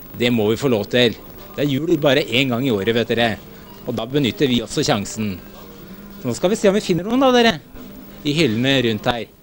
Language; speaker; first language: Norwegian; native; Norwegian